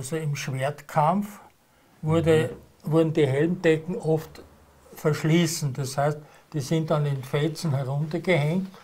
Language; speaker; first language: German; native; German